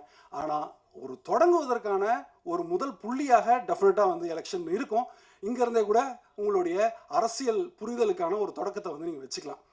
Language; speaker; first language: Tamil; native; Tamil